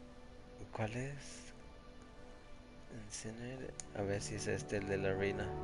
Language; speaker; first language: Spanish; early bilingual, other home language; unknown